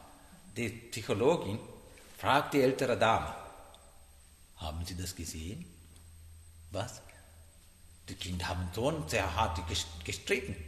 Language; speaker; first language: German; non-native, fluent; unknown